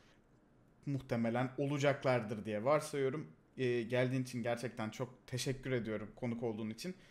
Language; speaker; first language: Turkish; native; Turkish